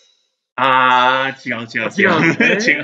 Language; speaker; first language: Japanese; non-native, learner; English